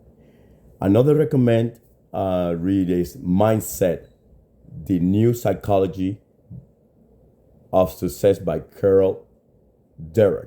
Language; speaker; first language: English; non-native, fluent; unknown